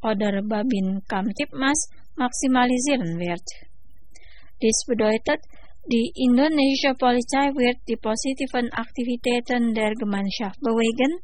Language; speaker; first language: German; non-native, fluent; Indonesian